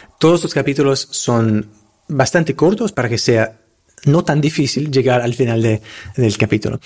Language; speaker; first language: Spanish; non-native, fluent; English